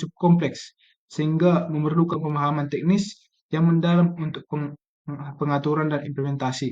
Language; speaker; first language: Indonesian; native; Indonesian